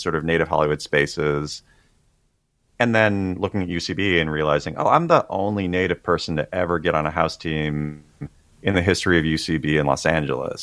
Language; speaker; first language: English; native; English